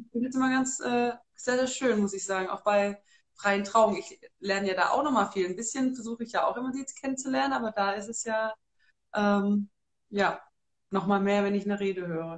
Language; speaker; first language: German; native; German